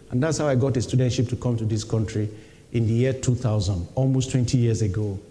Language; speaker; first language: English; non-native, local second language; Yoruba